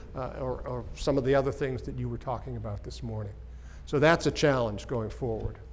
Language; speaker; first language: English; native; English